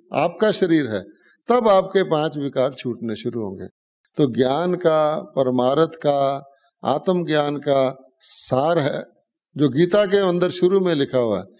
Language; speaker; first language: Hindi; native; Hindi